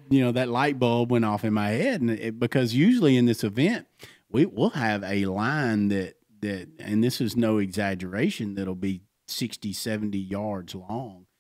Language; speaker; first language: English; native; English